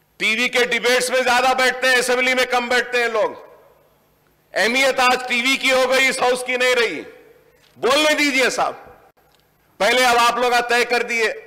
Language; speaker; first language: Hindi; non-native, local second language; Urdu